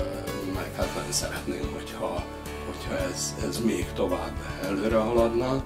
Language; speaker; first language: Hungarian; native; Hungarian